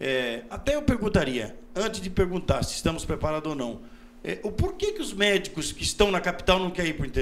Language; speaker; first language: Portuguese; native; Portuguese